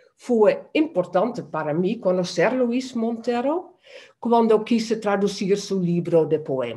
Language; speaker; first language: Spanish; non-native, fluent; Dutch